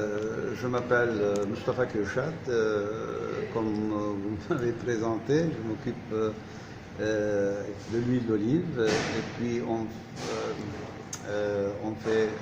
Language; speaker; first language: French; non-native, fluent; Turkish